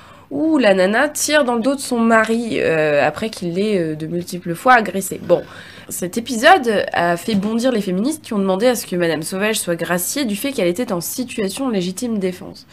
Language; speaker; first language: French; native; French